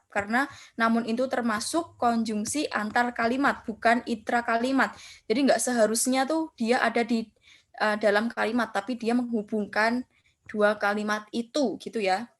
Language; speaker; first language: Indonesian; non-native, local second language; Javanese